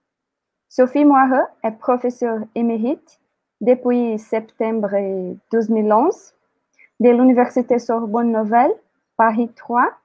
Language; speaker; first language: French; non-native, learner; Portuguese